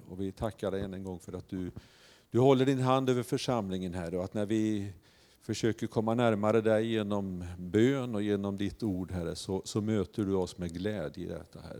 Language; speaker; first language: Swedish; native; Swedish